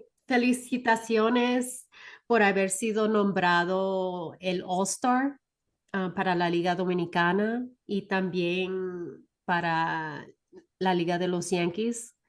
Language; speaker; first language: Spanish; early bilingual, heritage; Spanish